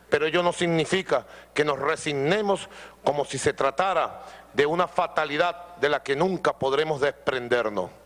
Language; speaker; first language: Spanish; native; Spanish